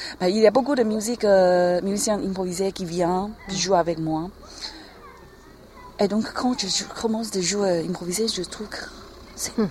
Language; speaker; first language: French; non-native, learner; Chinese